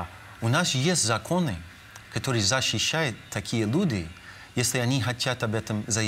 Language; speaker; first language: Russian; non-native, fluent; English